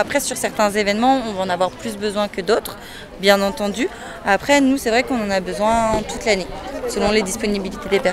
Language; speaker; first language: French; native; French